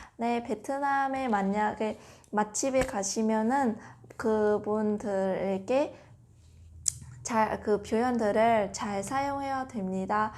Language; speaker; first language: Korean; non-native, fluent; Vietnamese